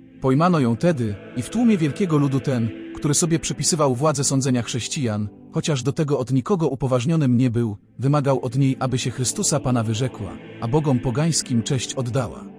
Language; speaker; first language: Polish; native; Polish